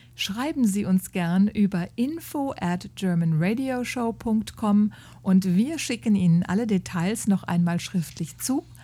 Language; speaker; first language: German; native; German